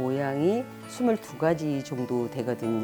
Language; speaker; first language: Korean; native; Korean